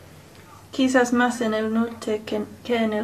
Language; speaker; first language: Spanish; non-native, learner; English